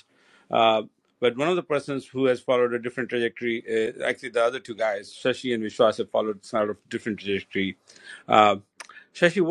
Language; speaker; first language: English; non-native, local second language; Hindi